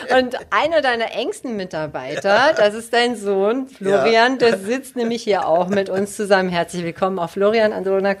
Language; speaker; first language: German; native; German